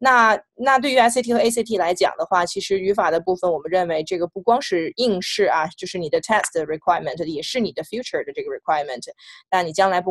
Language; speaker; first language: Chinese; native; Chinese